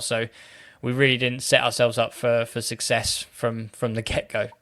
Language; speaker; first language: English; native; English